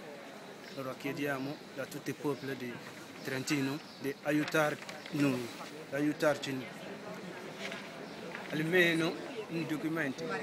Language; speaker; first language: Italian; non-native, learner; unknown